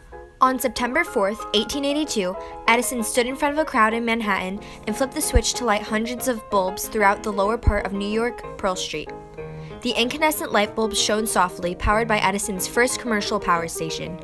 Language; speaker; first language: English; native; English